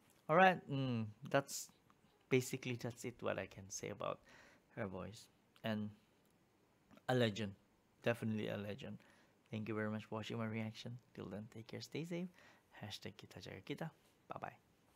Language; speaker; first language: English; non-native, local second language; Malay